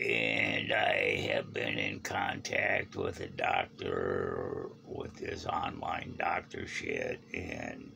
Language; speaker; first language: English; native; English